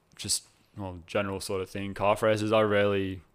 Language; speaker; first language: English; native; English